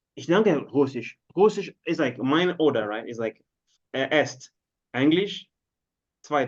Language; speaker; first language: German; non-native, learner; Portuguese